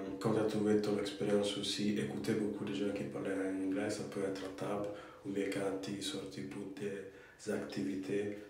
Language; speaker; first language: French; non-native, fluent; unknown